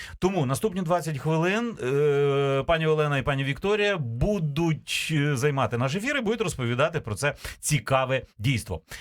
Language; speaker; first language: Ukrainian; native; Ukrainian